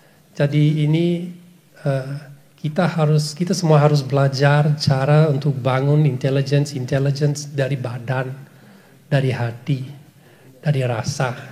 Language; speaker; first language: Indonesian; non-native, fluent; English